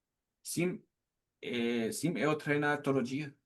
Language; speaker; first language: Portuguese; non-native, learner; English